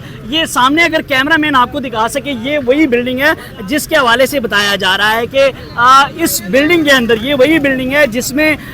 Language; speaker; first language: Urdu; non-native, local second language; Pashto